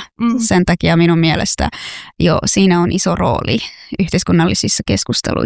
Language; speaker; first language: Finnish; non-native, fluent; Persian